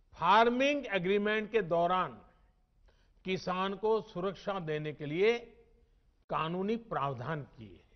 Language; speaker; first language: Hindi; non-native, local second language; Gujarati